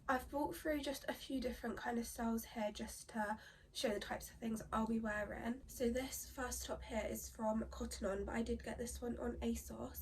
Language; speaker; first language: English; native; English